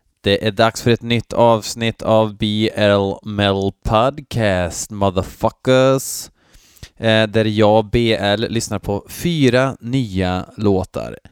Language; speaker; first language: Swedish; native; Swedish